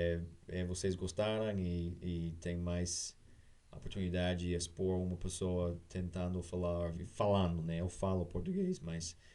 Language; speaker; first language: Portuguese; non-native, learner; English